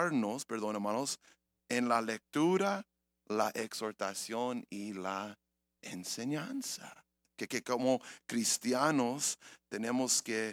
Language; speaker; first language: Spanish; early bilingual, heritage; English